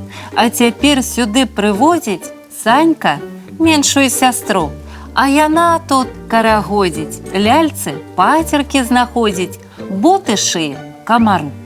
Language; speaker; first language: Belarusian; native; Belarusian